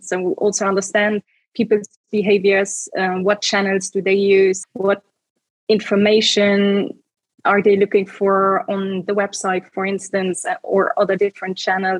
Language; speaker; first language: English; non-native, fluent; Luxembourgish